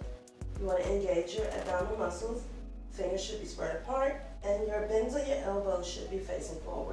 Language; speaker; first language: English; native; English